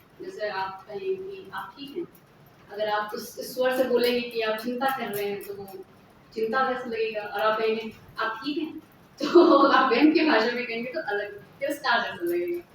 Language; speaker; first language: Hindi; native; Hindi